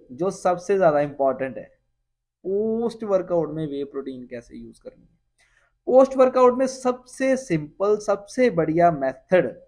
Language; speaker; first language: Hindi; non-native, local second language; Punjabi